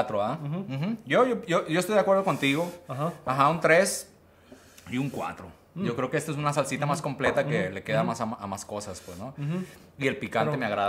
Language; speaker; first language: Spanish; native; Spanish